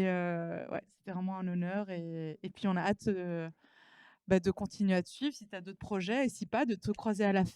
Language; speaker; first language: French; native; French